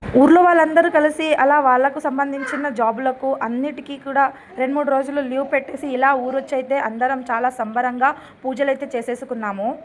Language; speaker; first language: Telugu; non-native, local second language; Lambadi